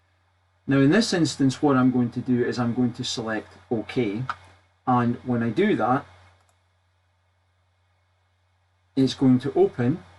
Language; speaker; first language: English; native; English